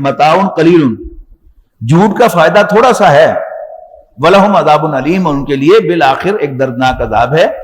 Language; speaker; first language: Urdu; non-native, local second language; Punjabi